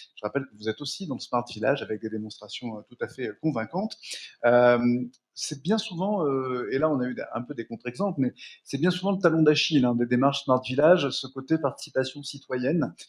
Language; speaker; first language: French; native; French